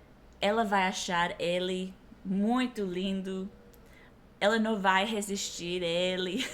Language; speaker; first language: Portuguese; non-native, fluent; English